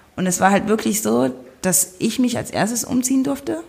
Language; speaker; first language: German; native; German